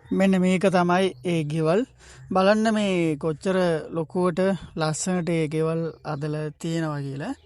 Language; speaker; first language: Sinhala; non-native, local second language; Tamil